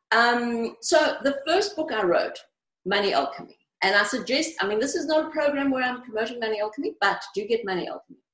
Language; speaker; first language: English; early bilingual, other home language; Greek